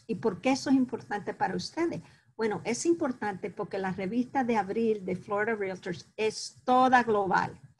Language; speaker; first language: Spanish; early bilingual, heritage; Spanish